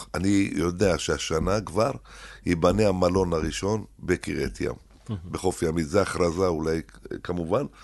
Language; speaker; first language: Hebrew; early bilingual, other home language; Arabic